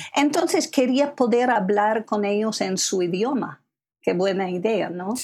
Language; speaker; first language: Spanish; non-native, fluent; English